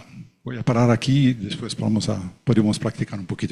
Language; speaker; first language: Spanish; non-native, fluent; Dutch